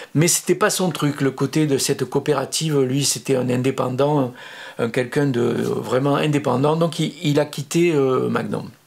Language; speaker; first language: French; native; French